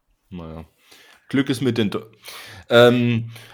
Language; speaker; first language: German; native; German